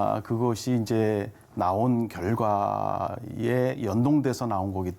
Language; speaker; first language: Korean; native; Korean